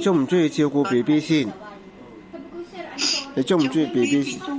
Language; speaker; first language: Cantonese; native; Cantonese